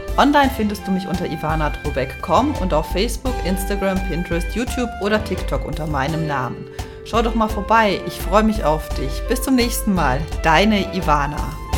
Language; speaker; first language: German; native; German